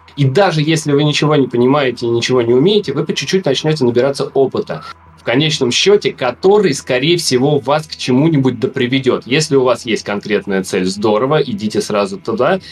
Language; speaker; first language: Russian; native; Russian